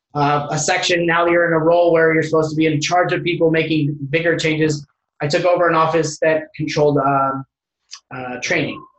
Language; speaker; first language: English; native; English